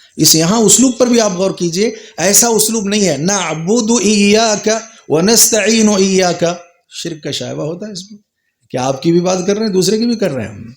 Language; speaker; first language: Urdu; native; Urdu